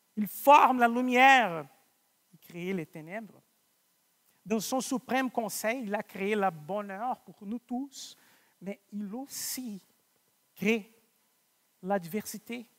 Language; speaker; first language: French; non-native, fluent; Portuguese